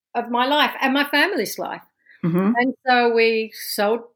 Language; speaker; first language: English; native; English